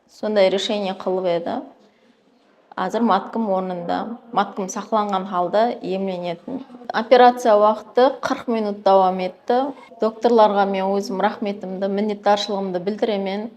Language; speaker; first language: Uzbek; non-native, local second language; Kara-Kalpak